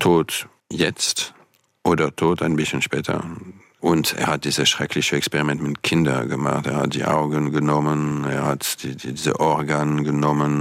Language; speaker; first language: German; non-native, fluent; French